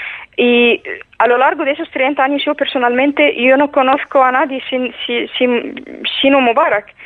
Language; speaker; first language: Spanish; non-native, fluent; Arabic